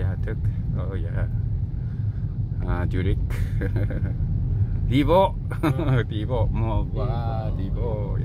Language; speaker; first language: Vietnamese; non-native, learner; Korean